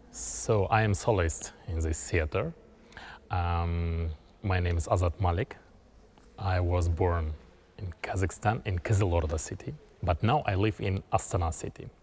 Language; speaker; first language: English; non-native, learner; Kazakh